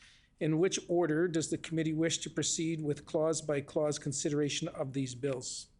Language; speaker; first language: English; native; English